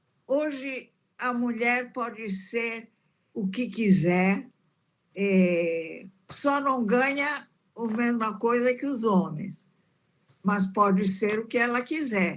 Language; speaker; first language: Portuguese; early bilingual, other home language; Italian